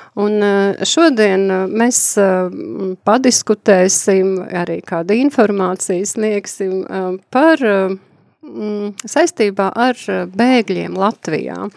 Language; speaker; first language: Latvian; native; Latvian